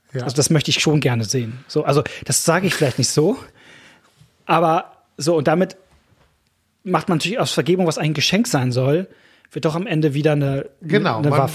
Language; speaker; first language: German; native; German